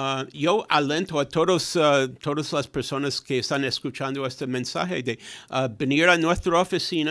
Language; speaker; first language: Spanish; non-native, fluent; English